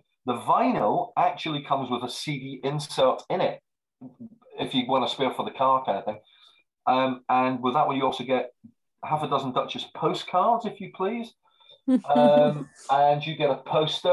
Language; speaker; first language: English; native; English